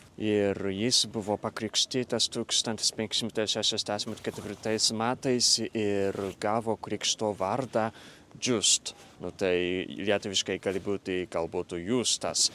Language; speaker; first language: Lithuanian; non-native, fluent; Japanese